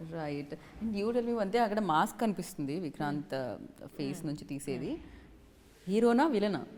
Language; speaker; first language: Telugu; native; Telugu